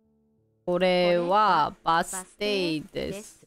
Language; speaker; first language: Japanese; non-native, learner; Korean